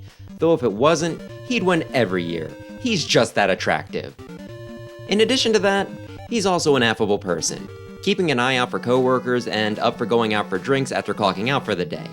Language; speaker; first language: English; native; English